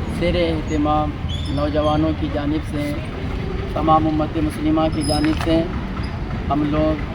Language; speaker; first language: Urdu; native; Urdu